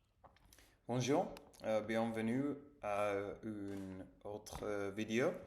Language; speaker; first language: French; non-native, learner; English